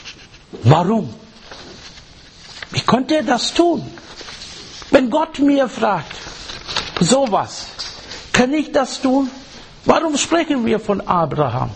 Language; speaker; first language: German; non-native, learner; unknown